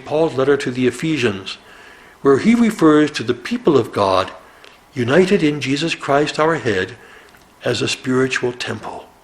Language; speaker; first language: English; native; English